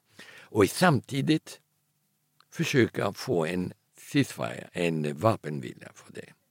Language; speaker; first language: Swedish; early bilingual, heritage; Italian